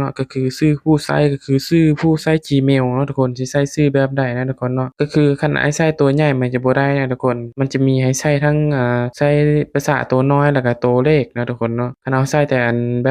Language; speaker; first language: Thai; non-native, local second language; Northeastern Thai